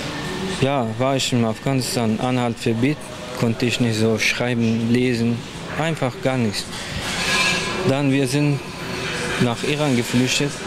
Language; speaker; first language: German; non-native, learner; Persian